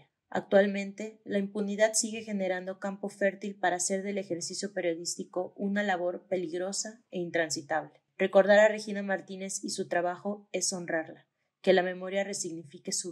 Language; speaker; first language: Spanish; native; Spanish